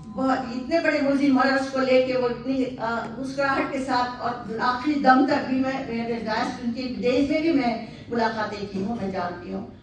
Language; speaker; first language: Urdu; native; Urdu